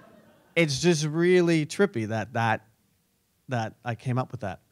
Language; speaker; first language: English; native; English